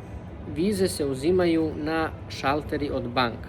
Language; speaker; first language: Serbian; early bilingual, heritage; Serbian